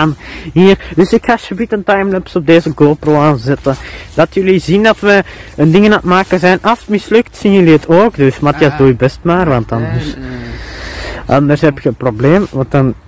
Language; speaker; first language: Dutch; native; Dutch